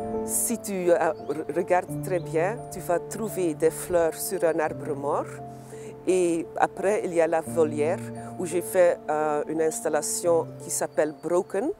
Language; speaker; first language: French; non-native, local second language; Dutch